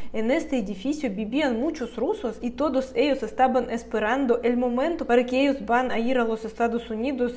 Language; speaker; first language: Spanish; non-native, fluent; Russian